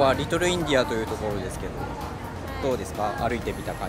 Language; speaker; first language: Japanese; native; Japanese